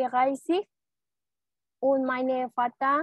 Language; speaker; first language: German; non-native, learner; Spanish